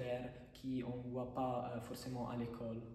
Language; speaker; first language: French; non-native, fluent; Italian